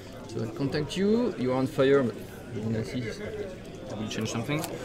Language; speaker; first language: English; non-native, learner; French